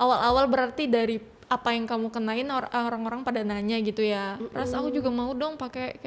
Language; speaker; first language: Indonesian; native; Indonesian